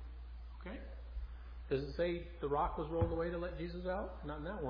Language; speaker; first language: English; native; English